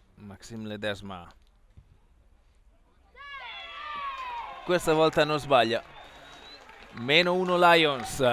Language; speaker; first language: Italian; native; Italian